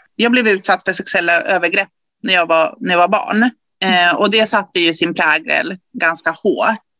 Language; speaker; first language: Swedish; early bilingual, other home language; Spanish